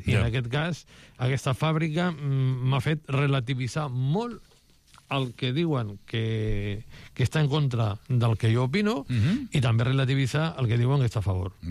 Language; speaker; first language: Catalan; non-native, local second language; Spanish